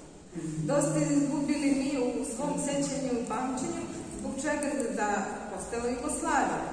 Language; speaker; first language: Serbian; non-native, fluent; Russian